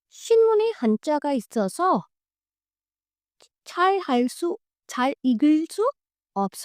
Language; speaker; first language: Korean; non-native, learner; Hindi